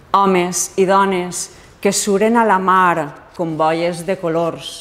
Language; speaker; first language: Catalan; native; Catalan